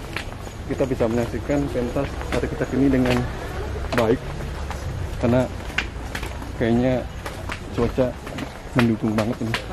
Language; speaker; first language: Indonesian; native; Indonesian